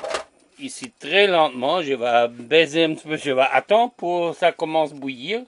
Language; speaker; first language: French; non-native, learner; German